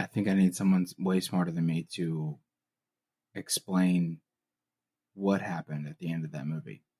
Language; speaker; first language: English; native; English